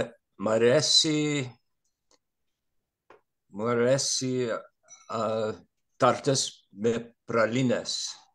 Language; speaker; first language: Greek; non-native, learner; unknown